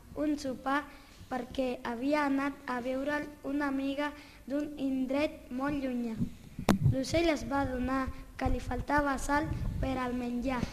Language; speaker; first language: Catalan; early bilingual, other home language; Urdu